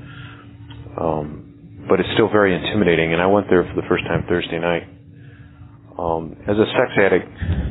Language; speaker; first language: English; native; English